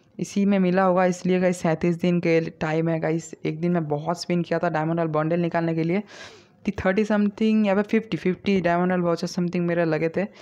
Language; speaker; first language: Hindi; non-native, local second language; Bangla